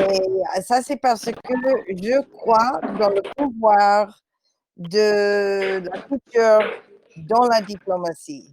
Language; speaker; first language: French; non-native, fluent; English